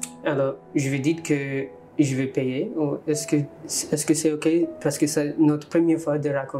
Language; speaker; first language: French; non-native, learner; English